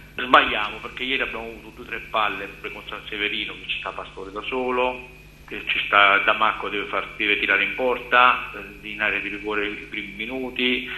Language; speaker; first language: Italian; native; Italian